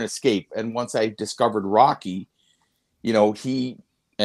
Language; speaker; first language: English; native; English